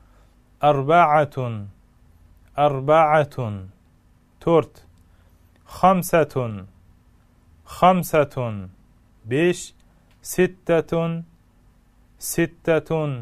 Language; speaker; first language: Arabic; non-native, fluent; Uzbek